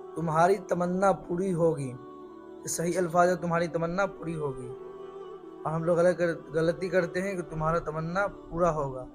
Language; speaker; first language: Urdu; native; Urdu